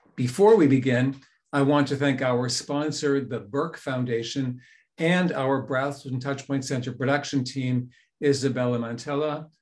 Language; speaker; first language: English; native; English